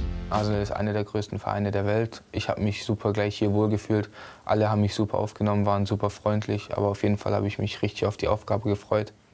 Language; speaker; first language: German; native; German